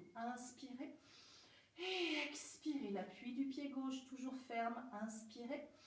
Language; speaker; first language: French; native; French